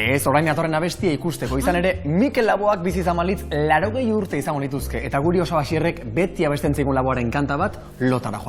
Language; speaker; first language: Basque; native; Basque